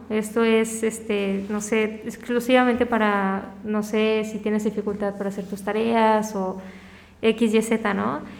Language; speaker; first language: Spanish; native; Spanish